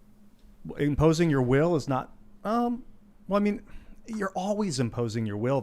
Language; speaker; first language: English; native; English